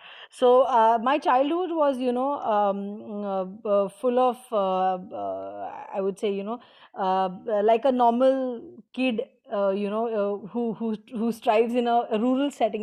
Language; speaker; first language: English; non-native, local second language; Marathi